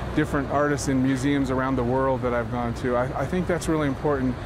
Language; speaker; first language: English; native; English